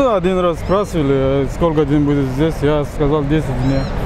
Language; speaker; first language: Russian; non-native, local second language; Uzbek